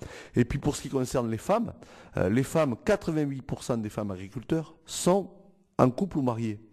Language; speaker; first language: French; native; French